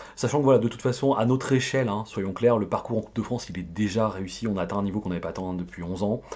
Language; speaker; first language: French; native; French